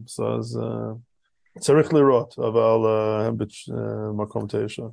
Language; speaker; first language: Hebrew; non-native, fluent; English